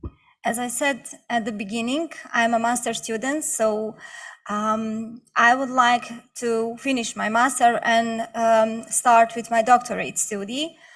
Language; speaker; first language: English; non-native, learner; Bosnian